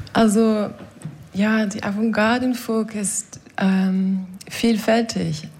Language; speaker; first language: German; non-native, learner; English